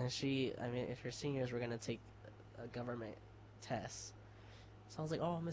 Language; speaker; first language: English; early bilingual, other home language; Spanish